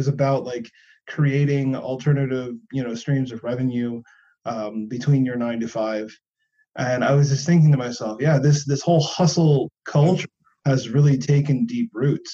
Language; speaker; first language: English; native; English